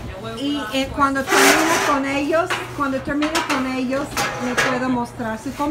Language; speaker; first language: Spanish; non-native, learner; English